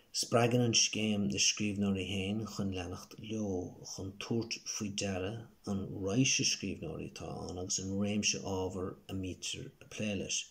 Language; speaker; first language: Irish; native; Irish